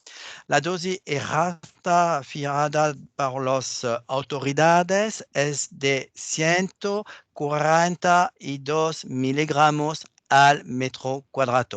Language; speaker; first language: Spanish; non-native, fluent; French